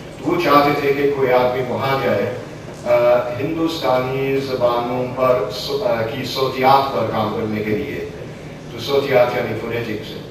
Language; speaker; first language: Urdu; non-native, fluent; English